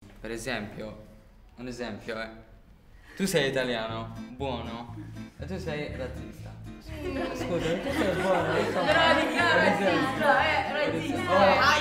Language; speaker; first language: Italian; non-native, learner; Arabic